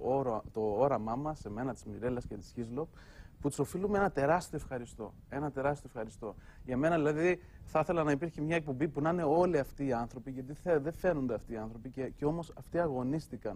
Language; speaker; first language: Greek; native; Greek